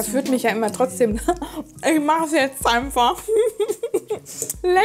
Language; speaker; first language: German; native; German